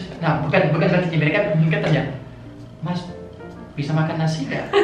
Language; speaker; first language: Indonesian; non-native, fluent; French